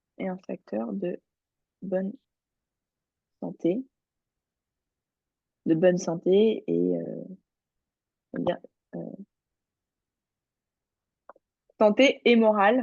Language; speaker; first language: French; native; French